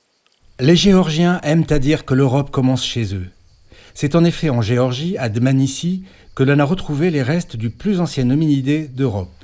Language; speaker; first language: French; native; French